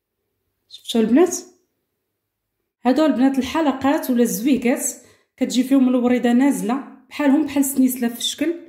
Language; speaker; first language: Arabic; native; Arabic